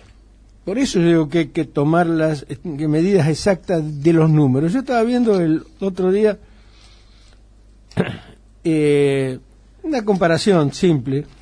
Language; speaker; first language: Spanish; native; Spanish